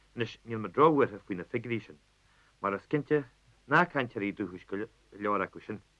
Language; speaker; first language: Irish; native; Irish